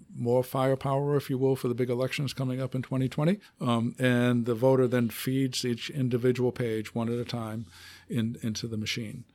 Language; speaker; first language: English; native; English